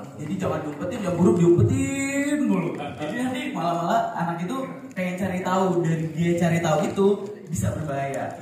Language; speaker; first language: Indonesian; native; Indonesian